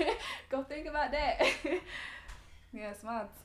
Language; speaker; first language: English; native; English